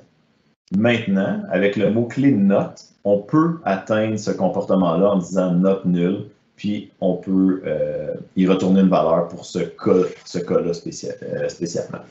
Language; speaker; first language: French; native; French